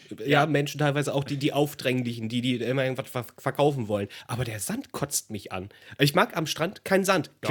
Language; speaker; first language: German; native; German